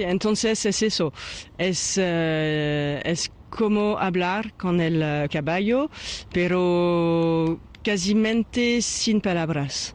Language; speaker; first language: Spanish; non-native, learner; French